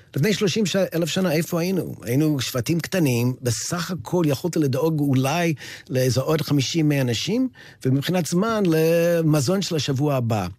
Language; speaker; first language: Hebrew; non-native, fluent; English